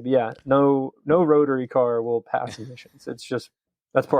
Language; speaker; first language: English; native; English